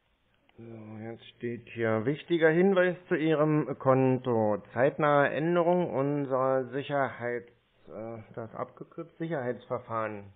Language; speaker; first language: German; native; German